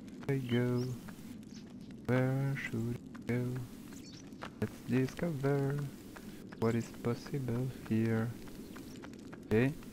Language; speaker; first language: English; non-native, learner; French